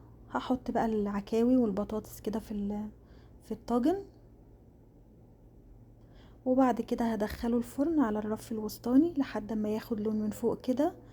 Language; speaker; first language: Arabic; native; Arabic